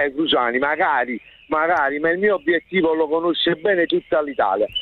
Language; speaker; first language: Italian; native; Italian